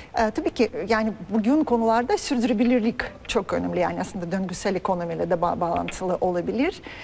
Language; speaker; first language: Turkish; non-native, fluent; Russian